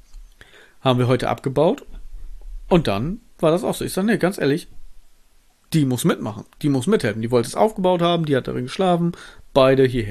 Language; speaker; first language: German; native; German